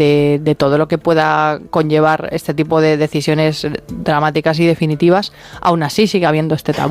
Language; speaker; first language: Spanish; native; Spanish